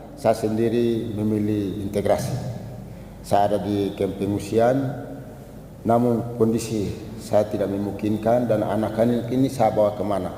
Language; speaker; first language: Indonesian; non-native, local second language; Tetum